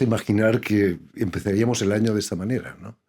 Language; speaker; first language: Spanish; native; Spanish